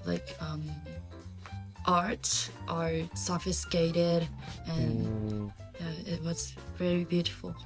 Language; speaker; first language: English; non-native, learner; Japanese